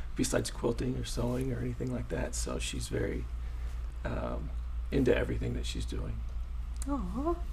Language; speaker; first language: English; native; English